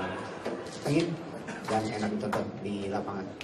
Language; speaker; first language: Indonesian; native; Indonesian